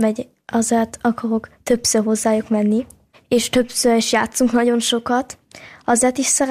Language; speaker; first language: Hungarian; early bilingual, heritage; German